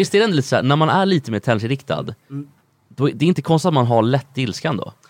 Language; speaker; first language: Swedish; native; Swedish